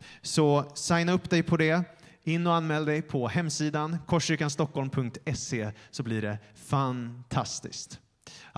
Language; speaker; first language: Swedish; native; Swedish